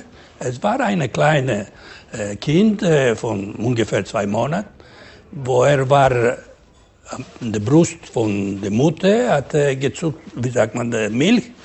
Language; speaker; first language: German; non-native, learner; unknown